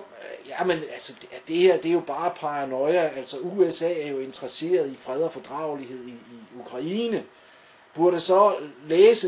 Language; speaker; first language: Danish; native; Danish